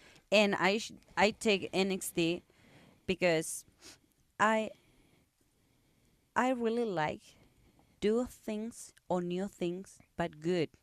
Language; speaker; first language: English; non-native, learner; Spanish